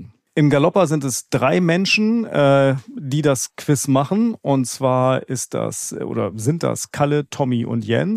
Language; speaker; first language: German; native; German